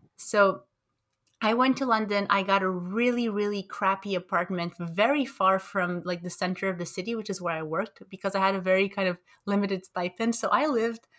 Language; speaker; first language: English; early bilingual, other home language; Romanian